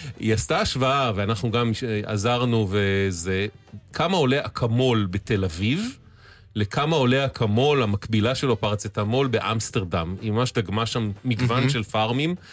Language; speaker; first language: Hebrew; native; Hebrew